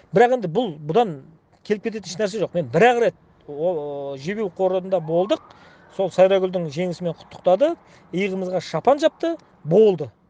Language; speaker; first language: Kazakh; native; Kazakh